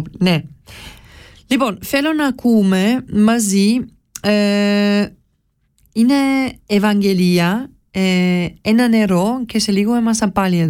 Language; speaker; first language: Greek; early bilingual, heritage; Greek